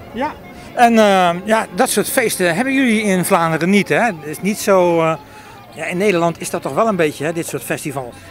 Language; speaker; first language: Dutch; native; Dutch